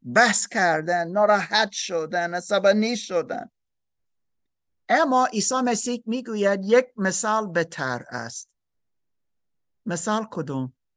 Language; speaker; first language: Persian; non-native, learner; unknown